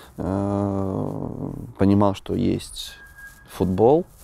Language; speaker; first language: Russian; native; Russian